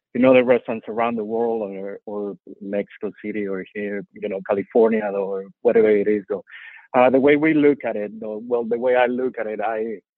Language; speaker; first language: English; non-native, fluent; Spanish